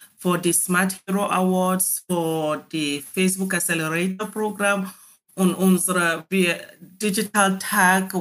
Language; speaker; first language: German; non-native, learner; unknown